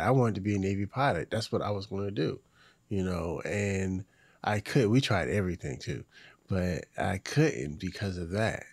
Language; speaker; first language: English; native; English